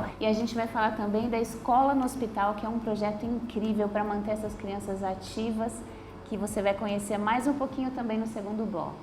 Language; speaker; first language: Portuguese; native; Portuguese